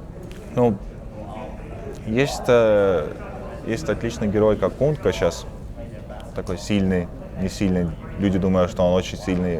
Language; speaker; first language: Russian; early bilingual, heritage; Russian